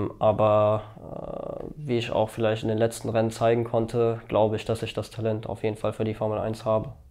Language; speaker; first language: German; early bilingual, other home language; Albanian